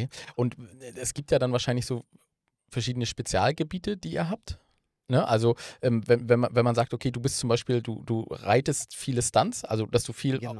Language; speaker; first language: German; native; German